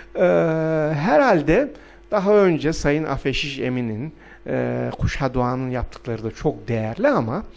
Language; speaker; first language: Turkish; non-native, local second language; Adyghe